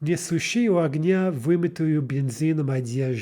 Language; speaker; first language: Russian; non-native, fluent; English